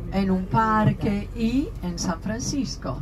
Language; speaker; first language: Spanish; non-native, fluent; Italian